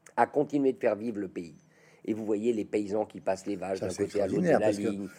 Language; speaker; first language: French; native; French